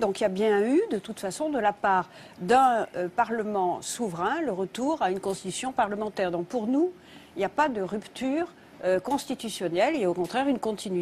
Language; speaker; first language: French; native; French